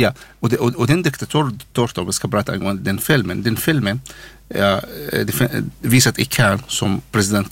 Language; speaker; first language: Swedish; non-native, learner; Arabic